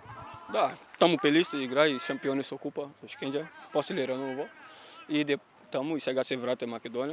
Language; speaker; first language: Macedonian; non-native, learner; Portuguese